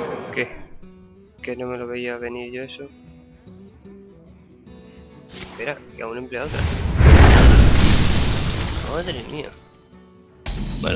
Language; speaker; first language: Spanish; native; Spanish